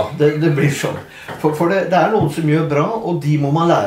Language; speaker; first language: Norwegian; native; Norwegian